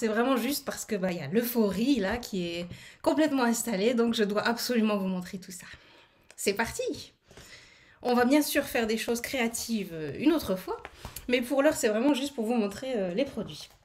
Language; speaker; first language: French; native; French